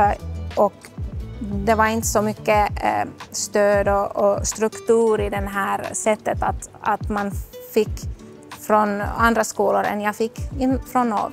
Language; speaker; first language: Swedish; non-native, local second language; Finnish